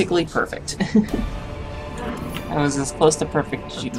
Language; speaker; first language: English; native; English